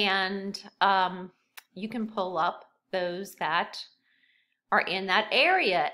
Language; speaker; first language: English; native; English